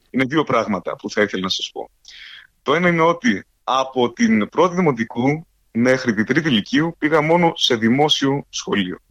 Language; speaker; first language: Greek; early bilingual, heritage; Greek